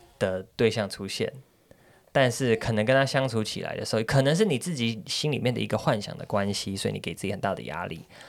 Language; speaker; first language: Chinese; native; Chinese